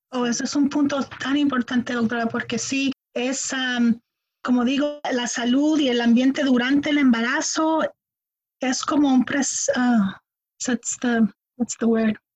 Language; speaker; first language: Spanish; early bilingual, heritage; Spanish